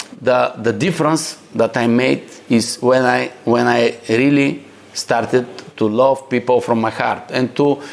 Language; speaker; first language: English; non-native, learner; Bulgarian